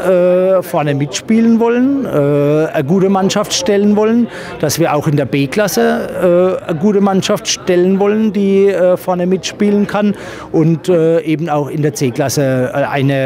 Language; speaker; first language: German; native; German